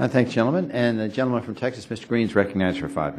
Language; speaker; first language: English; native; English